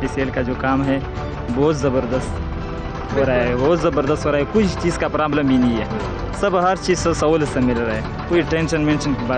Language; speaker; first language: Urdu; non-native, local second language; Pashto